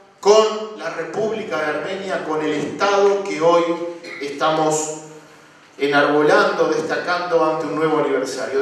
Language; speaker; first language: Spanish; native; Spanish